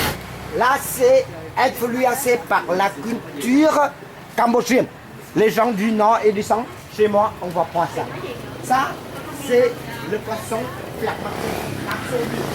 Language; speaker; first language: French; non-native, fluent; Vietnamese